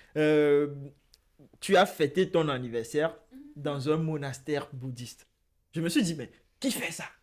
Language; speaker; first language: French; native; French